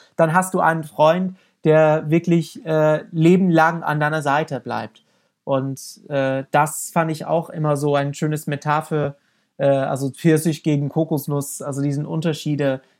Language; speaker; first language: German; non-native, fluent; English